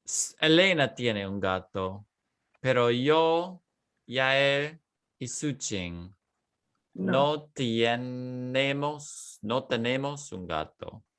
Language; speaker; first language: Spanish; non-native, fluent; English